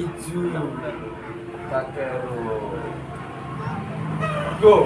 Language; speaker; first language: Japanese; non-native, learner; Indonesian